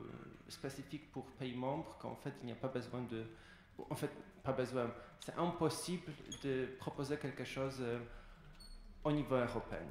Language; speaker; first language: French; non-native, fluent; Polish